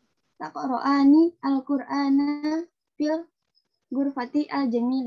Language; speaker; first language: Arabic; non-native, learner; Indonesian